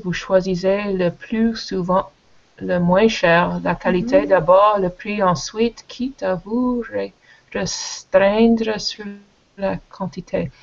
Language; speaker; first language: French; non-native, learner; English